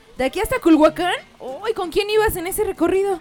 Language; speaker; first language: Spanish; native; Spanish